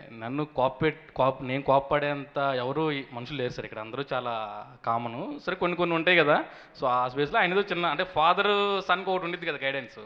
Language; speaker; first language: Telugu; native; Telugu